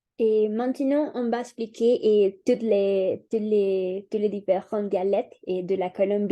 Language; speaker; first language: French; non-native, learner; Spanish